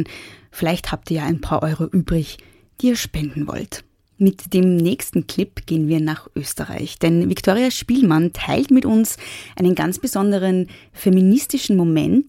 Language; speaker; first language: German; native; German